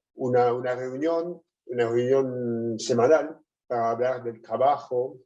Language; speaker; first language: Spanish; non-native, fluent; French